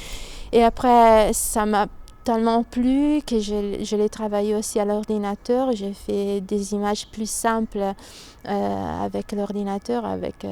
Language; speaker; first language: French; non-native, fluent; Italian